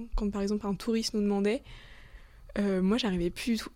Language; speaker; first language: French; native; French